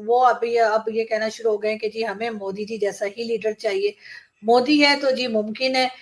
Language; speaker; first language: Hindi; native; Hindi